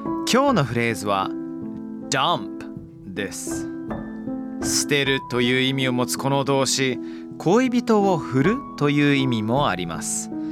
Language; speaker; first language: Japanese; native; Japanese